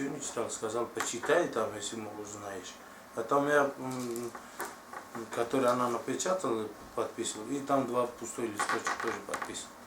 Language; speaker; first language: Russian; non-native, learner; Tajik